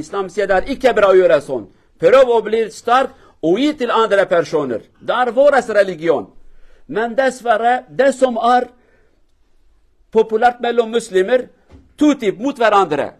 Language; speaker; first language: Norwegian; non-native, learner; Kurdish